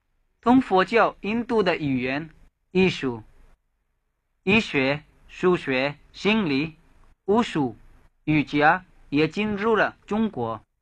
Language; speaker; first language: Chinese; non-native, fluent; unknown